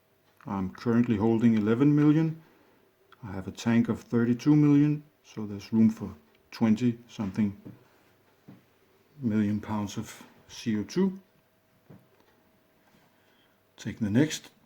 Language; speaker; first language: English; non-native, fluent; Danish